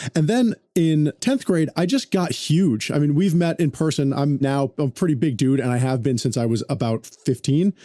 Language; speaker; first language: English; native; English